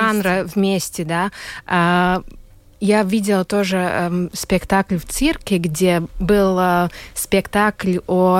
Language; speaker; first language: Russian; non-native, local second language; Latvian